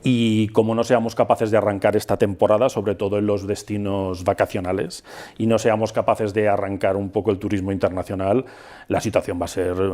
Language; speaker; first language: Spanish; native; Spanish